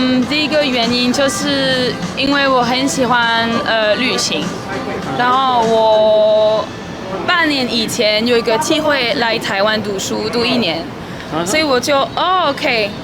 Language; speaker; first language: Chinese; non-native, learner; German